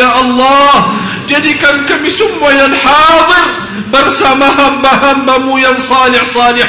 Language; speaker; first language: Indonesian; non-native, fluent; Arabic